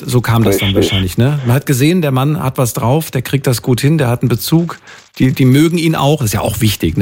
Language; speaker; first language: German; native; German